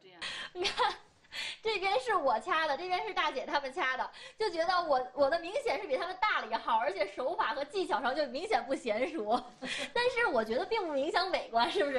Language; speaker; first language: Chinese; native; Chinese